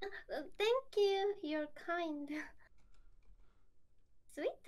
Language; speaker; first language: English; non-native, learner; Korean